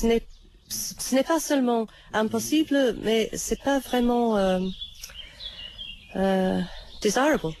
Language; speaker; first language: French; non-native, fluent; English